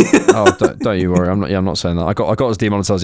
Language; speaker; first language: English; native; English